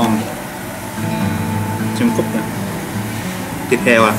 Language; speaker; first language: Vietnamese; non-native, learner; Japanese